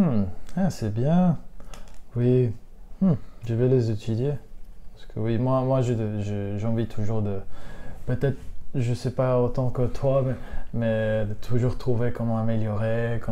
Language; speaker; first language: French; non-native, learner; Spanish